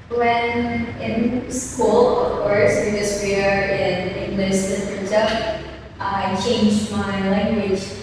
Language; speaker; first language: English; non-native, learner; Indonesian